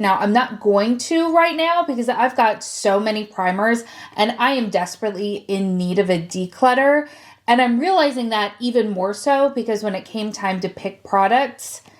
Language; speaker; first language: English; native; English